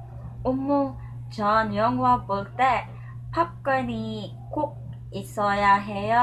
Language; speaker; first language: Korean; non-native, learner; Cebuano